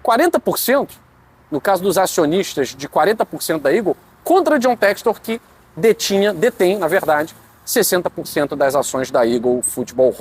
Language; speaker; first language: Portuguese; native; Portuguese